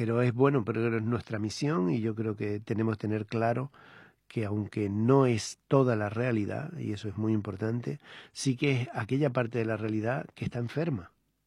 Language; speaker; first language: Spanish; native; Spanish